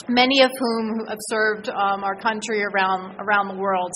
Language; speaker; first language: English; native; English